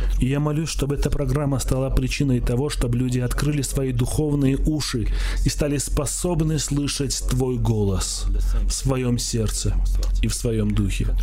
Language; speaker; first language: Russian; non-native, local second language; Armenian